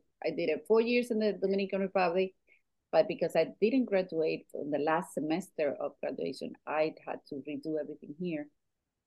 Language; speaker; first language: English; non-native, fluent; Spanish